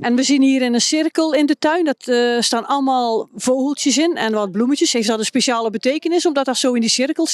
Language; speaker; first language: Dutch; native; Dutch